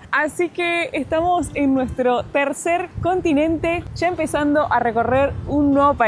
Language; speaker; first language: Spanish; native; Spanish